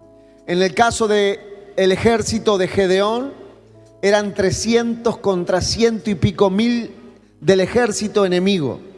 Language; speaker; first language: Spanish; native; Spanish